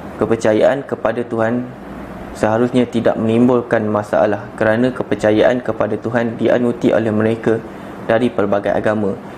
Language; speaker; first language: Malay; native; Malay